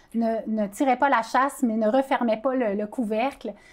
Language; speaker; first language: French; native; French